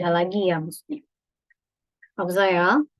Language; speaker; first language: Indonesian; native; Indonesian